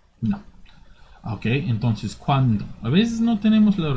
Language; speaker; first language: Spanish; non-native, fluent; English